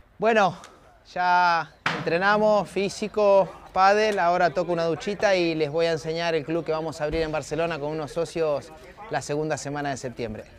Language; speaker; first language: Spanish; native; Spanish